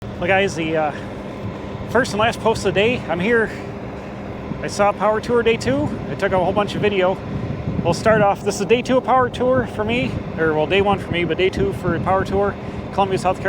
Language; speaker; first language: English; native; English